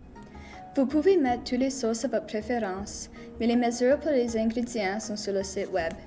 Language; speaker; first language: French; non-native, fluent; English